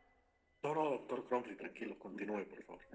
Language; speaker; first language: Spanish; native; Spanish